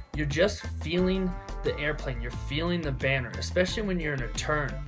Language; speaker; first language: English; native; English